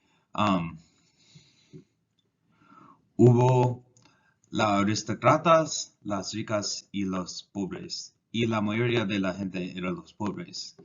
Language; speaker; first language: Spanish; non-native, learner; English